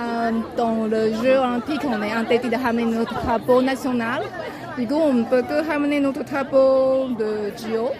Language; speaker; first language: French; non-native, fluent; Chinese